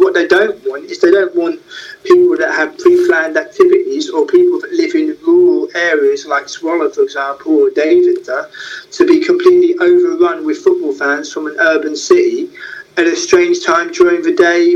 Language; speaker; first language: English; native; English